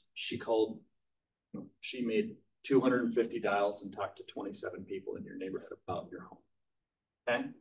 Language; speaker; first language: English; native; English